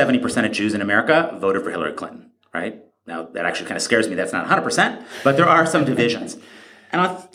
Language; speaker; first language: English; native; English